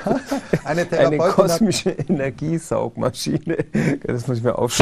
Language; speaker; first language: German; native; German